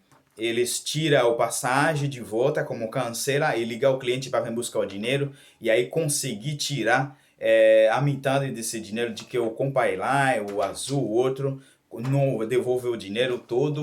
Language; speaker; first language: Portuguese; non-native, learner; Haitian Creole